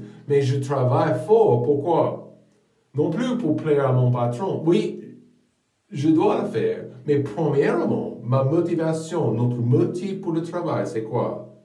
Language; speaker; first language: French; non-native, fluent; English